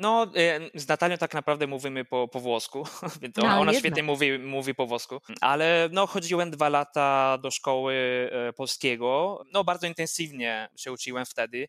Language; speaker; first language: Polish; non-native, fluent; Italian